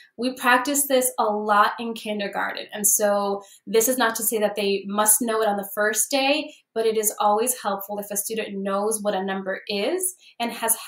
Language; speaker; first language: English; early bilingual, other home language; Spanish